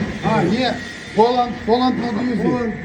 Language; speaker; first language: English; non-native, learner; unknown